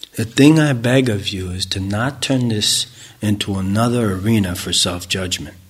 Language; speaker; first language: English; native; English